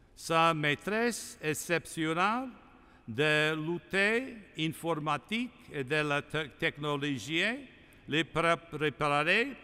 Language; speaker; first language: French; non-native, learner; English